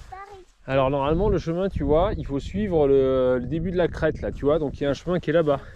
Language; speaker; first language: French; native; French